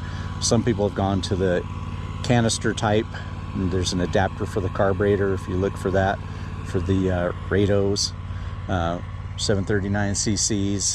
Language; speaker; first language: English; native; English